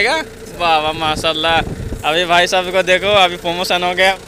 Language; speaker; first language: Hindi; non-native, learner; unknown